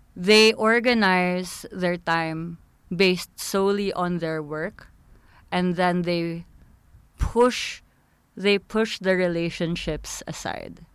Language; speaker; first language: English; non-native, local second language; Filipino